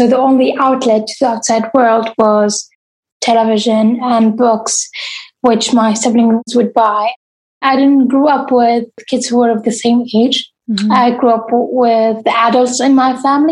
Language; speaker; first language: English; non-native, fluent; Arabic